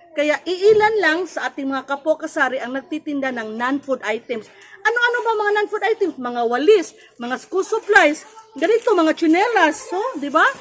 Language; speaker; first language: Filipino; non-native, local second language; Cebuano